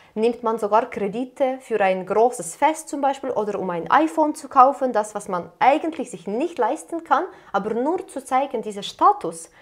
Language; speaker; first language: German; non-native, fluent; Ukrainian